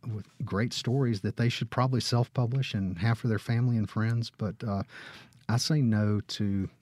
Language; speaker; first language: English; native; English